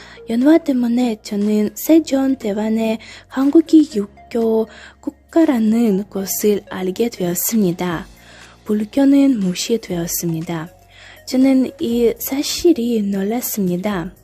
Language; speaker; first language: Korean; non-native, learner; Russian